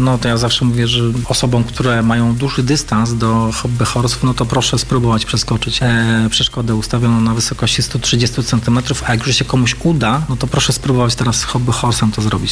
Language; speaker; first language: Polish; native; Polish